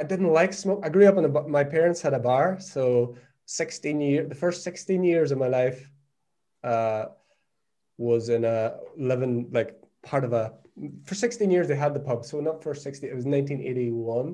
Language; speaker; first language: English; native; English